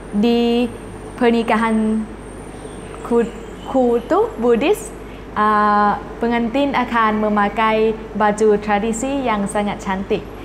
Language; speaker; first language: Indonesian; non-native, learner; Thai